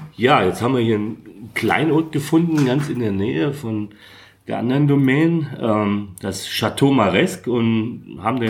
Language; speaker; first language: German; native; German